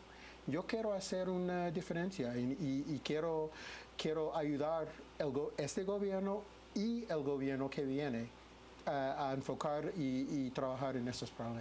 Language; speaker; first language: Spanish; non-native, fluent; English